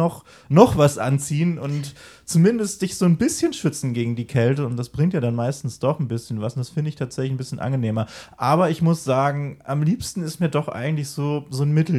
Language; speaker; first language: German; native; German